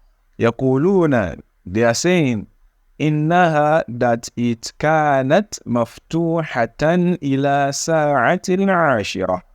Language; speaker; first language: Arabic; non-native, fluent; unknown